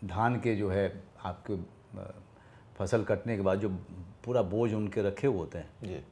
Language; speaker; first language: Hindi; native; Hindi